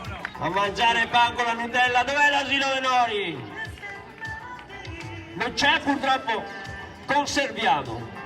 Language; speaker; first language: Italian; native; Italian